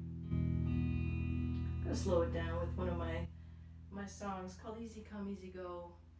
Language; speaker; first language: English; native; English